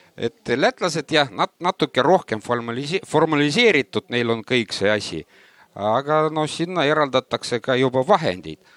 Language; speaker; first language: Estonian; non-native, local second language; Russian